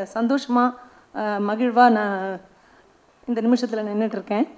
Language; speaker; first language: Tamil; non-native, local second language; Malayalam